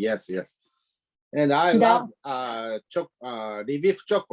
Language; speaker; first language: English; non-native, learner; Japanese